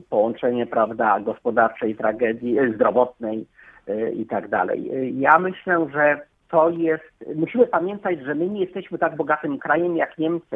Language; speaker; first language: Polish; native; Polish